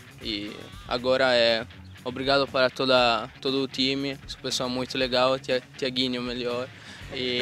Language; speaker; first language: Portuguese; non-native, learner; Italian